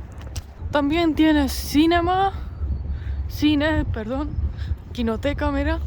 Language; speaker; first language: Spanish; non-native, fluent; Polish